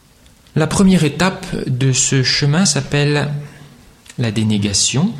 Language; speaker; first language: French; native; French